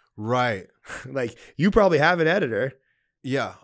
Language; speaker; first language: English; native; English